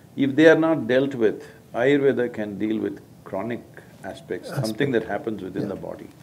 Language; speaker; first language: English; non-native, local second language; Kannada